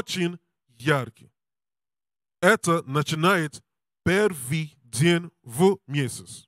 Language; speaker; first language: Russian; non-native, learner; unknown